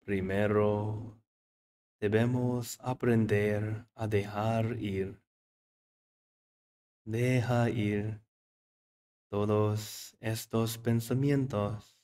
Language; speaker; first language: Spanish; non-native, fluent; English